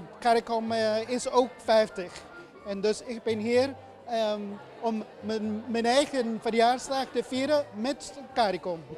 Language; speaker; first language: Dutch; non-native, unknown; English